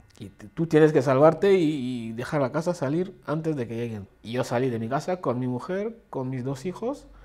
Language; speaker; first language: Spanish; non-native, fluent; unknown